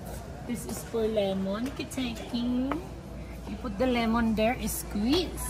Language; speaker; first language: English; non-native, local second language; Filipino